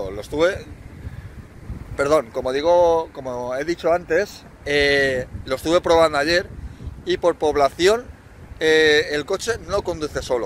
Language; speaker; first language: Spanish; native; Spanish